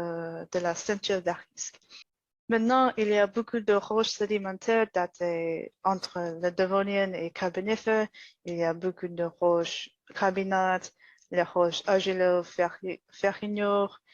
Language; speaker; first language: French; non-native, learner; English